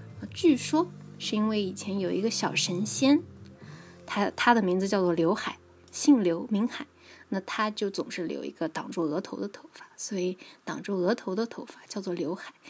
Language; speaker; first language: Chinese; native; Chinese